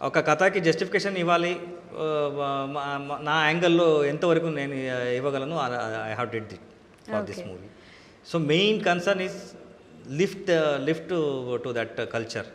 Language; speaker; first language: Telugu; non-native, local second language; Kannada